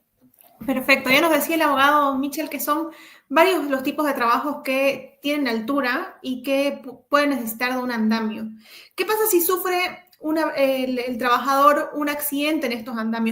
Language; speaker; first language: Spanish; native; Spanish